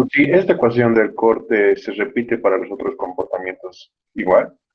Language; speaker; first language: Spanish; native; Spanish